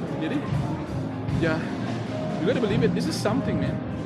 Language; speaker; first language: English; non-native, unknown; Indonesian